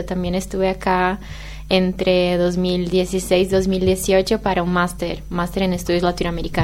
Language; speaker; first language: Spanish; non-native, fluent; Portuguese